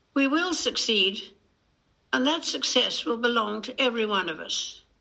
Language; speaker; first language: English; native; English